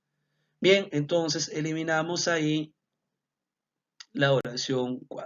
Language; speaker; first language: Spanish; native; Spanish